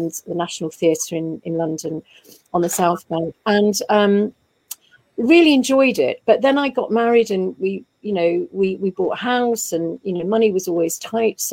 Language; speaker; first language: English; native; English